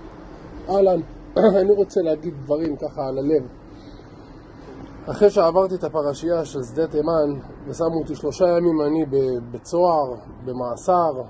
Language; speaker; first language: Hebrew; native; Hebrew